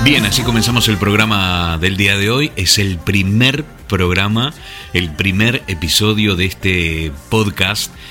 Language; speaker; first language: Spanish; native; Spanish